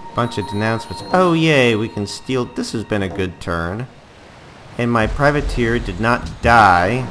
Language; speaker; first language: English; native; English